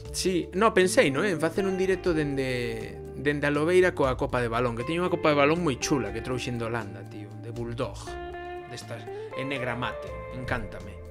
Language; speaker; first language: Galician; non-native, local second language; Spanish